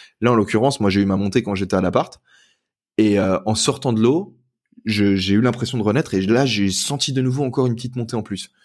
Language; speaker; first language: French; native; French